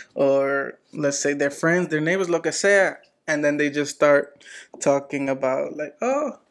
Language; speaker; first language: English; early bilingual, other home language; Spanish